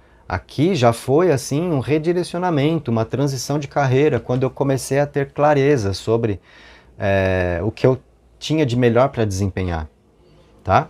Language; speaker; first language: Portuguese; native; Portuguese